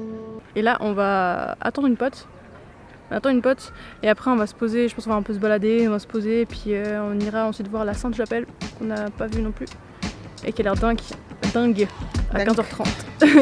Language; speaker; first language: French; native; French